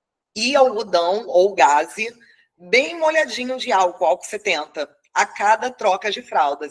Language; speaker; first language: Portuguese; native; Portuguese